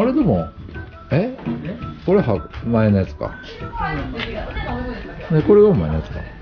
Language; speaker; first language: Japanese; native; Japanese